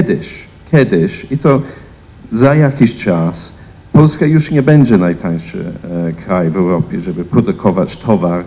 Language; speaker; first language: Polish; non-native, fluent; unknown